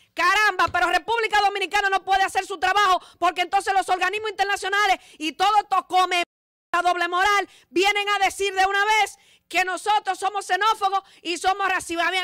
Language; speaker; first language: Spanish; native; Spanish